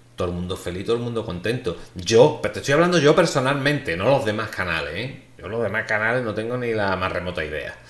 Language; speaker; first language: Spanish; native; Spanish